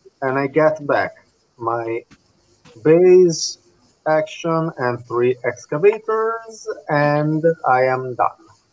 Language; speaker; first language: English; non-native, fluent; Italian